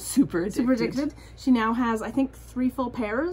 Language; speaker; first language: English; native; English